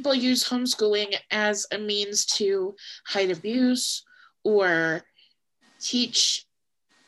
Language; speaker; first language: English; native; English